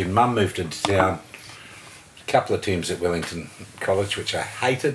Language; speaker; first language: English; native; English